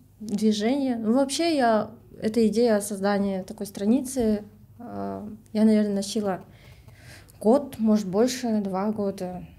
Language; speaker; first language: Russian; non-native, local second language; Kyrgyz